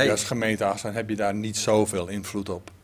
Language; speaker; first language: Dutch; native; Dutch